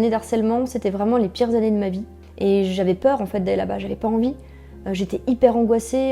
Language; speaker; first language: French; native; French